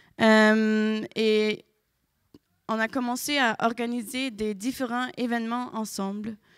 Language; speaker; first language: French; non-native, fluent; German